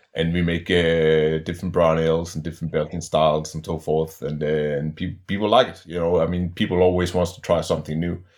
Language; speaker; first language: English; non-native, fluent; Danish